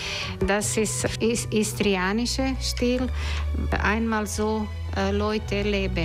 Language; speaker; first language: German; non-native, learner; Croatian